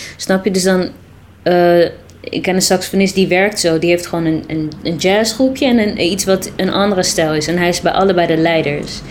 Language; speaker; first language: Dutch; early bilingual, other home language; Tigrinya